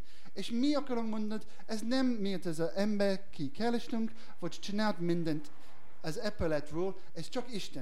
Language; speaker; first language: Hungarian; non-native, learner; English